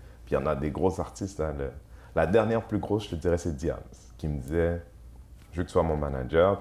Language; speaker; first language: French; early bilingual, other home language; Haitian Creole